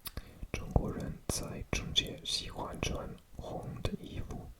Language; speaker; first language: Chinese; non-native, learner; English